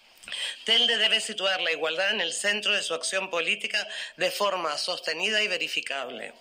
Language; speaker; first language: Spanish; native; Spanish